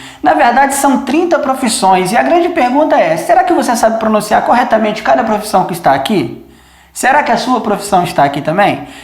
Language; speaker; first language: Portuguese; native; Portuguese